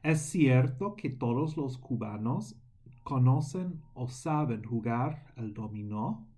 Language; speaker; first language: Spanish; non-native, fluent; English